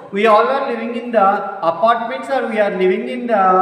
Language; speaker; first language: English; non-native, local second language; Telugu